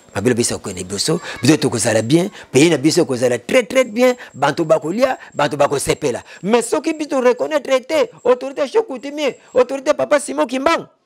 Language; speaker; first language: Lingala; non-native, local second language; Kongo